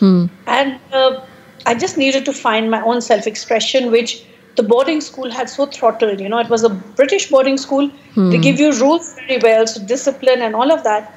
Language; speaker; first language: English; non-native, local second language; Punjabi